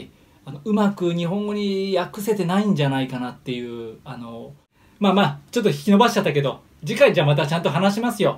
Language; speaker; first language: Japanese; native; Japanese